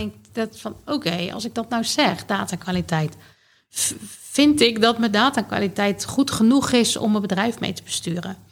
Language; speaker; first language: Dutch; native; Dutch